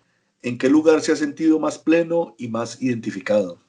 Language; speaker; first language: Spanish; native; Spanish